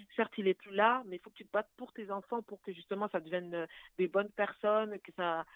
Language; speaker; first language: French; native; French